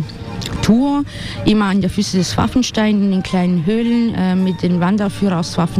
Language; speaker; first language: German; non-native, fluent; Italian